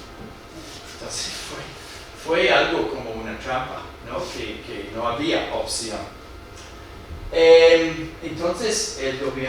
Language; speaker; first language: Spanish; non-native, fluent; English